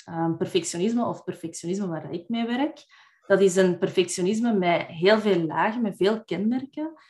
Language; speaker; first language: Dutch; native; Dutch